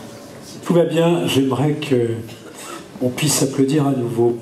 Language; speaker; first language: French; native; French